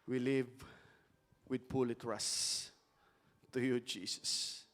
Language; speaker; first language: English; non-native, local second language; Filipino